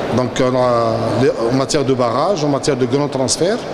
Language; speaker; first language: French; non-native, local second language; Arabic